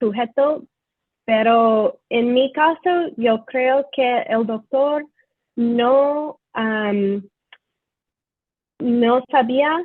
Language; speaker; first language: Spanish; non-native, fluent; English